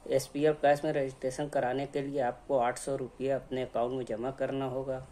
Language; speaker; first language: Hindi; native; Hindi